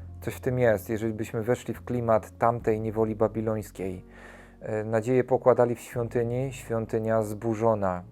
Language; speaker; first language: Polish; native; Polish